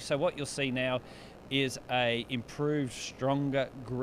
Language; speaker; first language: English; native; English